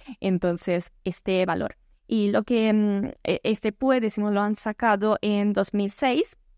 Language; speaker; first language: Spanish; non-native, fluent; Italian